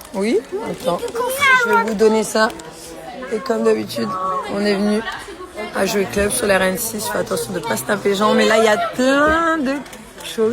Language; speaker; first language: French; native; French